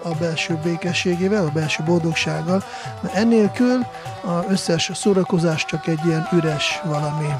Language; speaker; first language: Hungarian; non-native, fluent; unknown